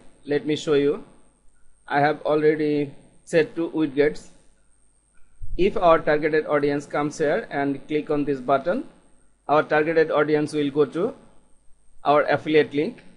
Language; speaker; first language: English; non-native, local second language; Bangla